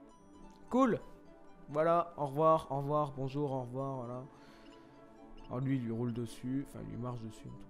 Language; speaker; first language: French; native; French